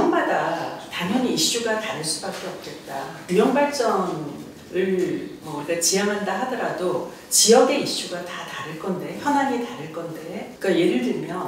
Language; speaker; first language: Korean; native; Korean